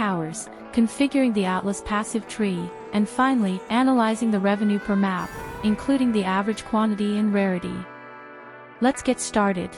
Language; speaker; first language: English; native; English